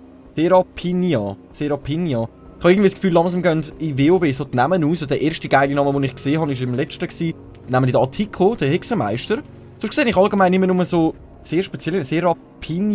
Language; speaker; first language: German; native; German